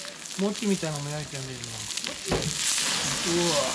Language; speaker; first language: Japanese; native; Japanese